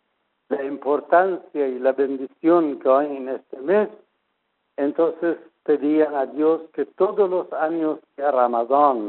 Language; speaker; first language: Spanish; non-native, fluent; Persian